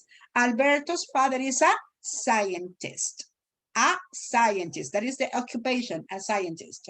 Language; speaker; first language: English; non-native, fluent; Spanish